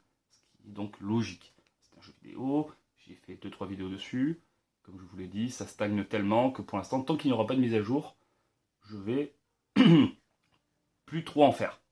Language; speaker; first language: French; native; French